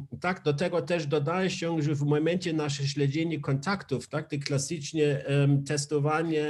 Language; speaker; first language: Polish; non-native, learner; German